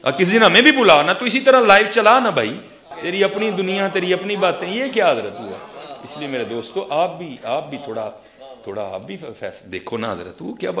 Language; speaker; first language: Urdu; non-native, local second language; Punjabi